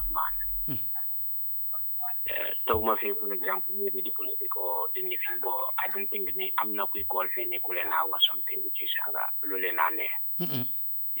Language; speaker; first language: English; non-native, local second language; Wolof